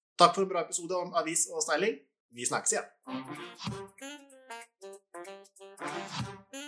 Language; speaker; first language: Norwegian; native; Norwegian